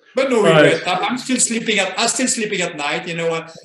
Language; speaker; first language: English; non-native, fluent; French